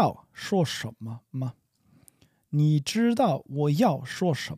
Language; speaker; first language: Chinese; non-native, learner; English